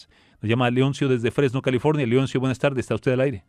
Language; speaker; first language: Spanish; native; Spanish